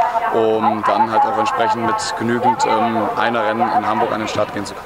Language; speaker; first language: German; native; German